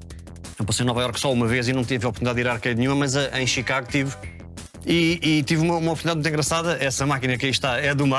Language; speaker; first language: Portuguese; native; Portuguese